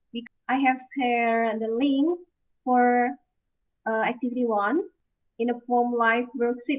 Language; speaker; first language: English; non-native, fluent; Indonesian